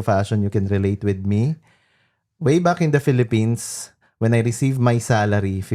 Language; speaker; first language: English; non-native, local second language; Filipino